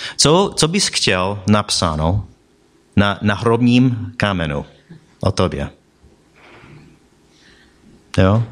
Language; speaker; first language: Czech; non-native, fluent; English